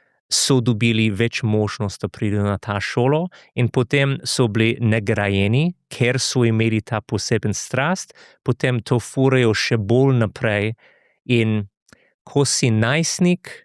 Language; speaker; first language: Slovenian; non-native, fluent; English